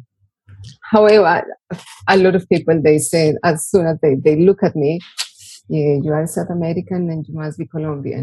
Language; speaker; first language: English; non-native, fluent; Spanish